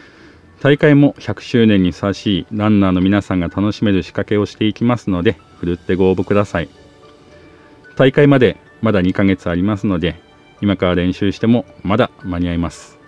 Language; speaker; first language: Japanese; native; Japanese